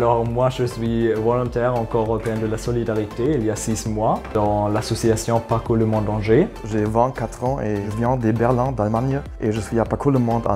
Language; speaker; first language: French; non-native, fluent; German